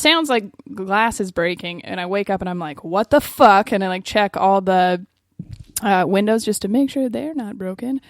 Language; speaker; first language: English; native; English